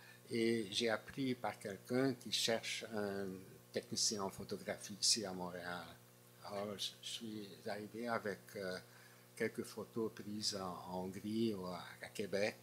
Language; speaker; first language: French; non-native, fluent; Hungarian